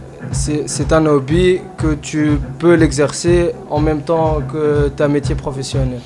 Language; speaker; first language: French; non-native, fluent; Arabic